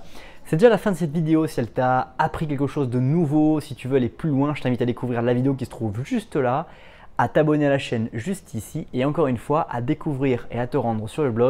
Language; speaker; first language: French; native; French